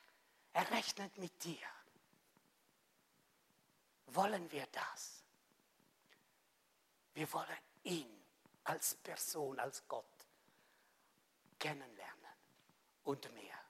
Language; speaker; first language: German; non-native, fluent; Italian